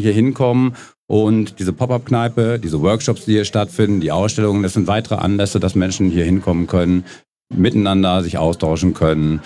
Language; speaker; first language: German; native; German